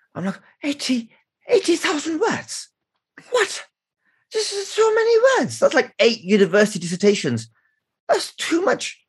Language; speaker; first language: English; native; English